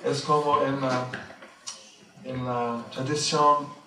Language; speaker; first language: Spanish; non-native, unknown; English